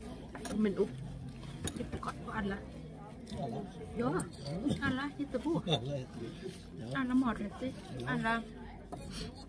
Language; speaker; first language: Swedish; early bilingual, other home language; Thai